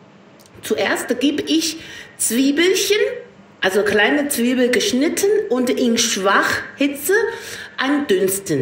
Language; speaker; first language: German; non-native, learner; Chinese